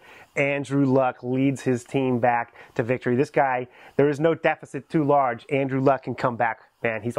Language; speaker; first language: English; native; English